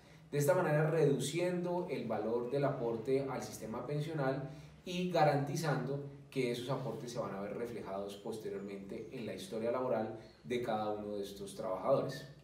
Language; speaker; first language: Spanish; native; Spanish